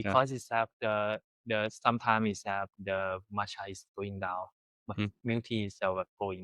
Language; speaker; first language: English; non-native, learner; Thai